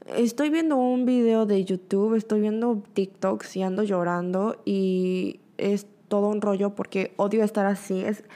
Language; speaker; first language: Spanish; early bilingual, other home language; Korean